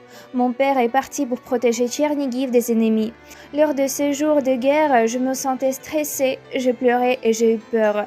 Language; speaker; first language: French; non-native, learner; Ukrainian